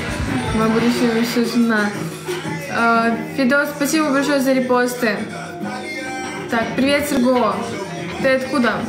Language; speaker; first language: Russian; native; Russian